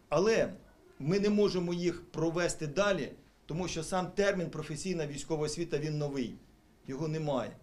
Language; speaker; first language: Ukrainian; native; Ukrainian